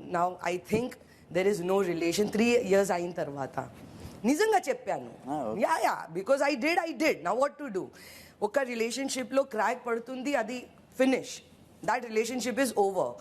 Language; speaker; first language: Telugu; non-native, fluent; Hindi